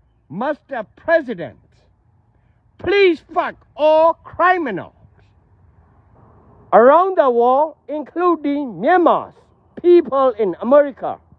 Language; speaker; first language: English; non-native, learner; Burmese